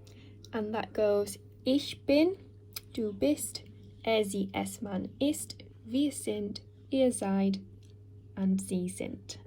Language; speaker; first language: German; non-native, fluent; English